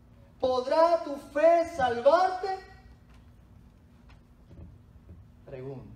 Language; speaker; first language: Spanish; native; Spanish